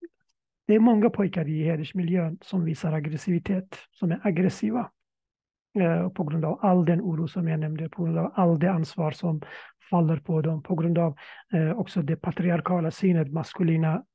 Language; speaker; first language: Swedish; non-native, fluent; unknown